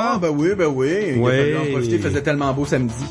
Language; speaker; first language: French; native; French